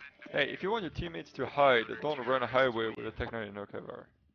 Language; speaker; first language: English; non-native, fluent; French